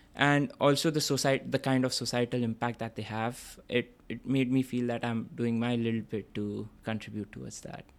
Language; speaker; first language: English; non-native, local second language; Bangla